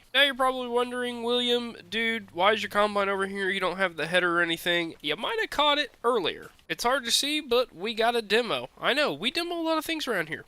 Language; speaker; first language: English; native; English